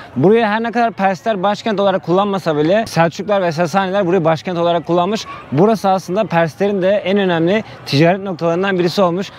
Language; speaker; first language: Turkish; native; Turkish